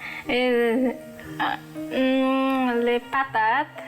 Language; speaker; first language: French; non-native, learner; Nepali